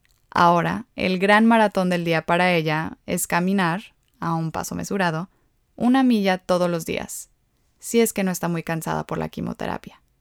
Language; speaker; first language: Spanish; early bilingual, heritage; Spanish